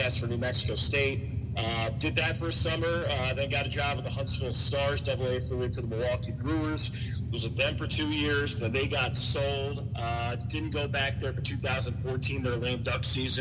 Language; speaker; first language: English; native; English